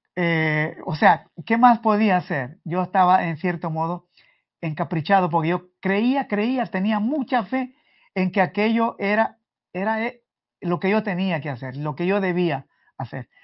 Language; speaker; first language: Spanish; native; Spanish